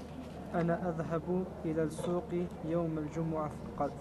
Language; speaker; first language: Arabic; non-native, learner; French